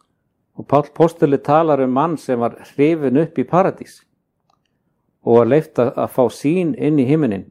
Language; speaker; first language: Icelandic; native; Icelandic